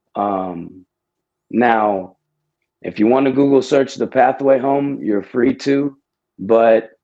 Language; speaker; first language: English; native; English